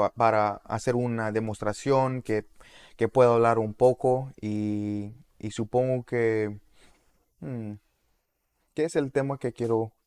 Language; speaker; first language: Spanish; non-native, learner; English